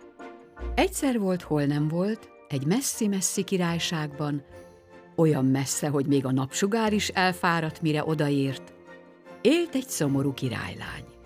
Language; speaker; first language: Hungarian; native; Hungarian